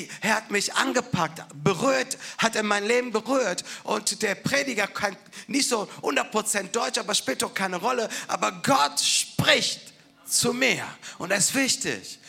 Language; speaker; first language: German; non-native, fluent; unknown